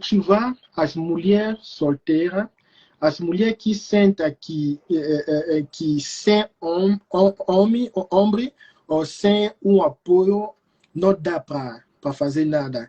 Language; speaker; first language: Portuguese; non-native, fluent; Lingala